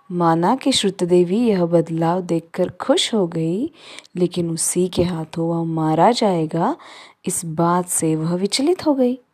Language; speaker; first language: Hindi; non-native, local second language; Marathi